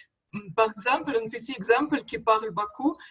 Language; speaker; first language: French; non-native, learner; Russian